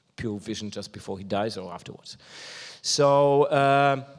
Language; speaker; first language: English; non-native, fluent; Polish